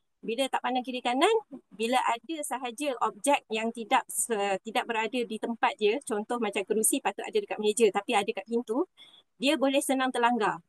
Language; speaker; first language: Malay; native; Malay